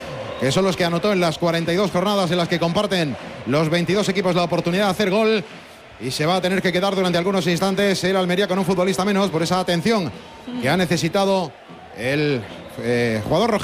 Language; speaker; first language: Spanish; native; Spanish